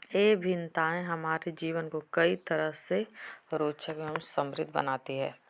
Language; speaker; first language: Hindi; native; Hindi